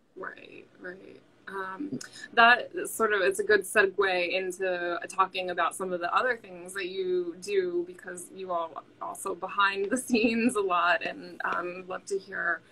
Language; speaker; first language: English; native; English